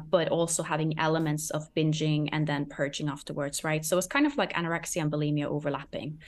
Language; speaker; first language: English; non-native, fluent; Norwegian